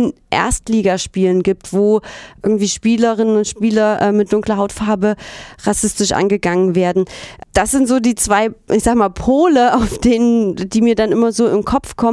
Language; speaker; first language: German; native; German